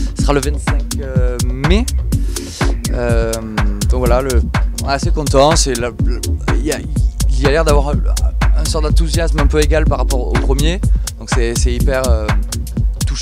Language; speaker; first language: French; native; French